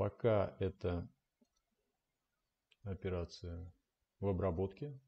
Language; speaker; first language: Russian; native; Russian